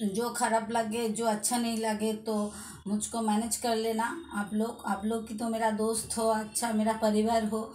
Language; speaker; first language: Hindi; non-native, local second language; Bangla